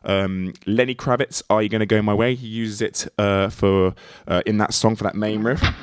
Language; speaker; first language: English; native; English